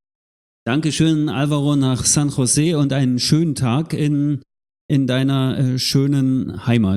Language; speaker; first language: German; native; German